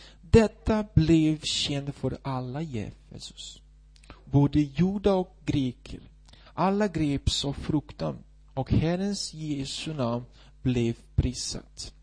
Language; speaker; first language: Swedish; non-native, fluent; Portuguese